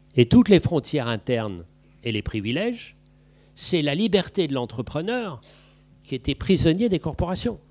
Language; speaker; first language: French; native; French